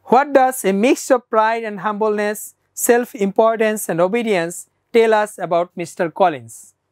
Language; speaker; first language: English; non-native, local second language; Bangla